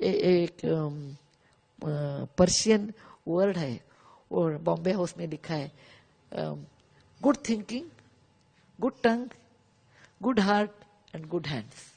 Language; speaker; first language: Hindi; non-native, local second language; Kannada